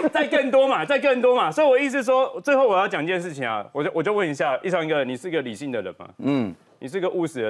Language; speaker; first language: Chinese; native; Chinese